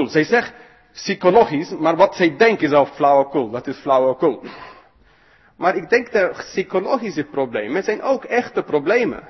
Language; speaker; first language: Dutch; non-native, fluent; English